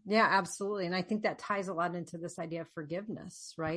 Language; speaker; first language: English; native; English